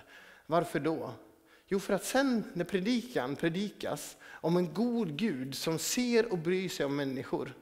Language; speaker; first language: Swedish; native; Swedish